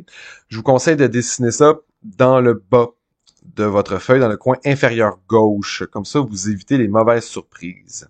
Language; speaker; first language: French; native; French